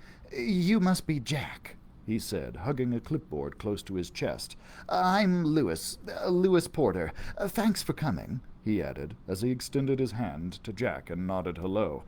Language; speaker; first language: English; native; English